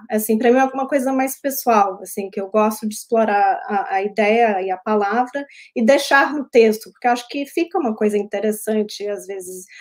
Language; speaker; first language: Portuguese; early bilingual, heritage; Portuguese